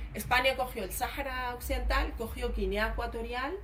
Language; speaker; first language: Spanish; early bilingual, other home language; Arabic